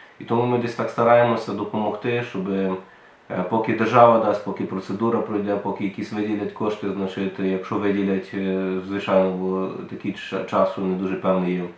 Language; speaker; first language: Ukrainian; native; Ukrainian